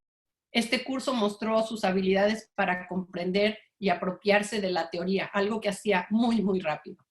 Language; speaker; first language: Spanish; native; Spanish